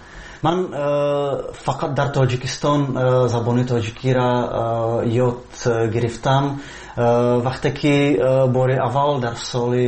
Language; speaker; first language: Tajik; non-native, fluent; Czech